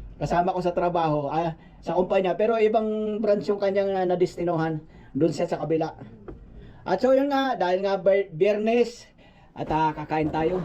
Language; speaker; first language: Filipino; native; Filipino